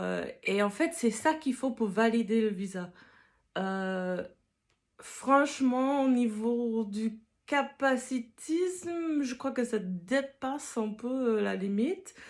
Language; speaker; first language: French; non-native, fluent; English